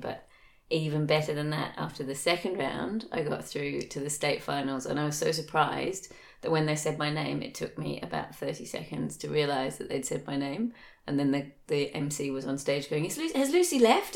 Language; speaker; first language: English; native; English